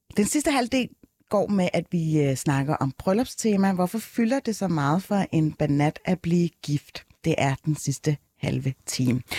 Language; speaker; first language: Danish; early bilingual, other home language; Arabic